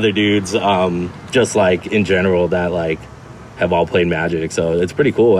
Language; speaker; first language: English; native; English